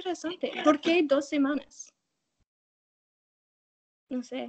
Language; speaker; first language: Spanish; non-native, learner; English